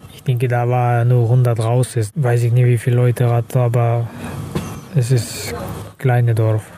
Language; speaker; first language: German; non-native, learner; Kazakh